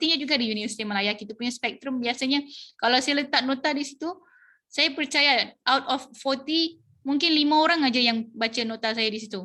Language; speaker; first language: Malay; native; Malay